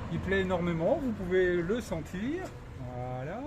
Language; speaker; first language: French; native; French